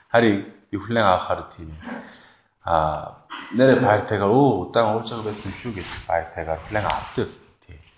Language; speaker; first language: Mongolian; non-native, fluent; Korean